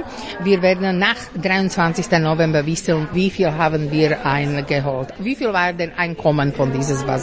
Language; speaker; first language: German; non-native, fluent; Slovak